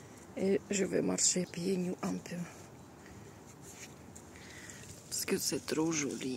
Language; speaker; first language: French; non-native, fluent; Russian